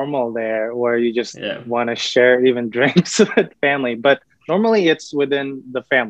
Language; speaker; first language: English; native; English